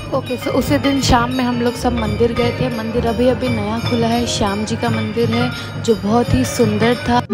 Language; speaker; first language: Hindi; native; Hindi